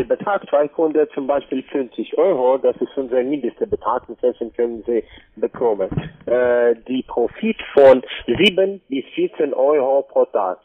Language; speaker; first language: German; non-native, learner; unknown